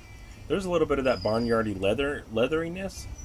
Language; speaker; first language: English; native; English